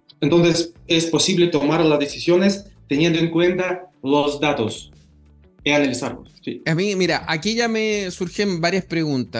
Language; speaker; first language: Spanish; non-native, learner; Russian